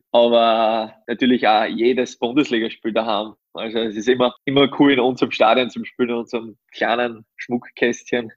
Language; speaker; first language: German; native; German